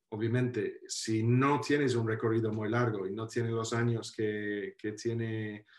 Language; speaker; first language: Spanish; non-native, fluent; Welsh